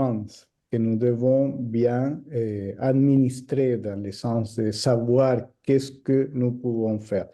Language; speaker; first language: French; non-native, fluent; Spanish